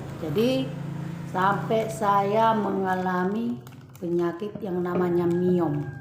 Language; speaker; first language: Indonesian; non-native, local second language; Batak Toba